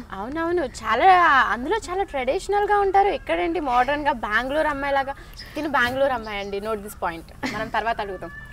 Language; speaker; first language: Telugu; native; Telugu